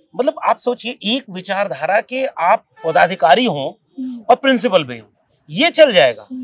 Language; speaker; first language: Hindi; native; Hindi